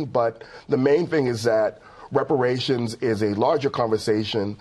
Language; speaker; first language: English; native; English